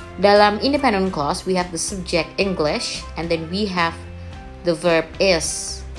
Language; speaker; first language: English; non-native, fluent; Indonesian